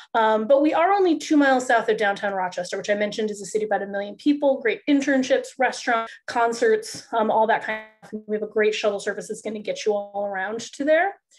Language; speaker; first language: English; native; English